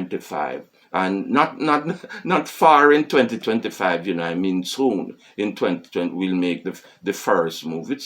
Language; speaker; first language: English; non-native, fluent; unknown